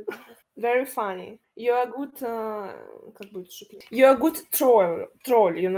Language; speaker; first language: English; non-native, learner; Russian